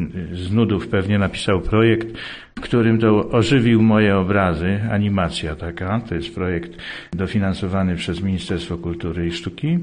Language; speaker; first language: Polish; native; Polish